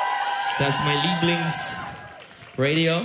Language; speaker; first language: German; non-native, learner; Turkish